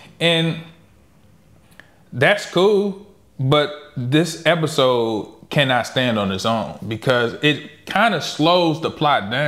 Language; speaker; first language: English; native; English